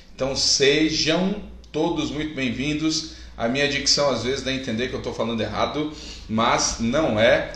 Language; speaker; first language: Portuguese; native; Portuguese